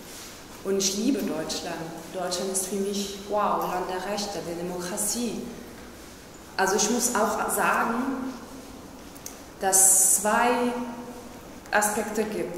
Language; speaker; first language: German; non-native, fluent; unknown